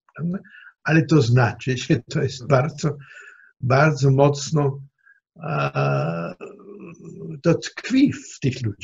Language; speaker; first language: Polish; non-native, fluent; German